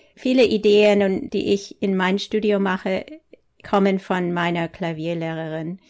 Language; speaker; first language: German; non-native, fluent; English